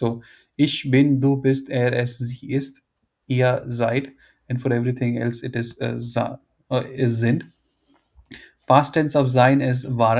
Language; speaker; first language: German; non-native, fluent; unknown